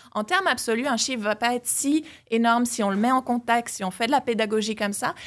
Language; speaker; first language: French; native; French